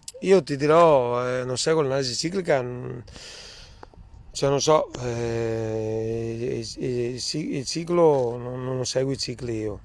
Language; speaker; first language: Italian; native; Italian